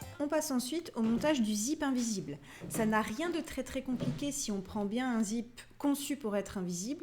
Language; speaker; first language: French; native; French